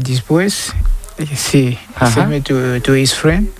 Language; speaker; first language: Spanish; non-native, learner; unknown